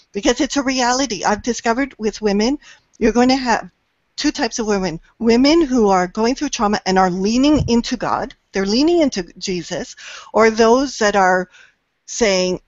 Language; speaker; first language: English; native; English